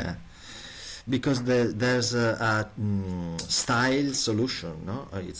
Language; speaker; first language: English; non-native, learner; Italian